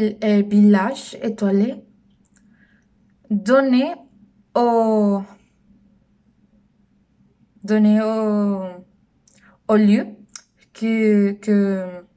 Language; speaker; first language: French; non-native, learner; Spanish